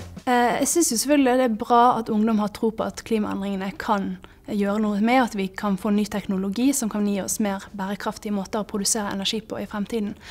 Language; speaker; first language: Norwegian; non-native, fluent; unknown